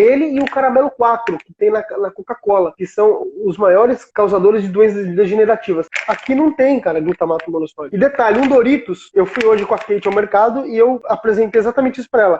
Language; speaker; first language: Portuguese; native; Portuguese